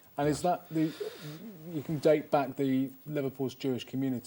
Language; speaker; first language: English; native; English